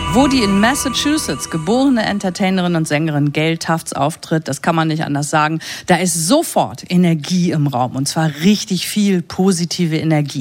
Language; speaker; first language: German; native; German